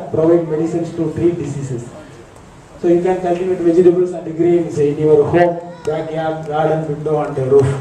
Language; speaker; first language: English; non-native, local second language; Tamil